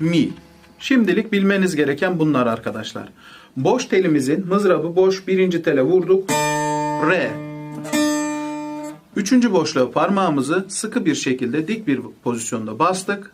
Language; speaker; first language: Turkish; native; Turkish